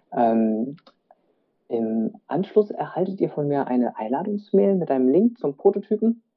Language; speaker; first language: German; native; German